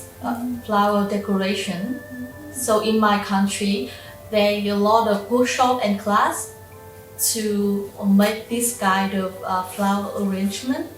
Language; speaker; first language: English; non-native, local second language; Vietnamese